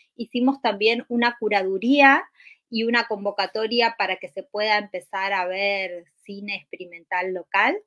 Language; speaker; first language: Spanish; native; Spanish